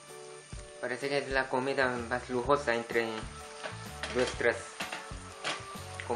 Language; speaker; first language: Spanish; non-native, fluent; Korean